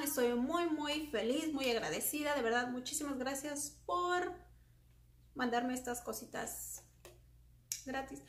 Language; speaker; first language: Spanish; native; Spanish